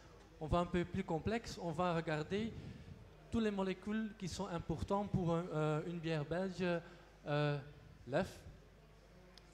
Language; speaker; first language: French; non-native, local second language; Dutch